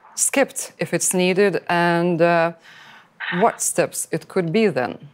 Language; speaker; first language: English; non-native, fluent; Lithuanian